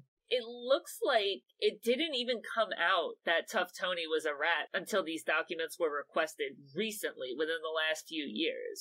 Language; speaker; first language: English; native; English